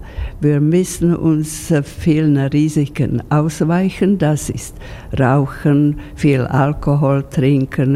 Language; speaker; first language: German; non-native, fluent; Slovak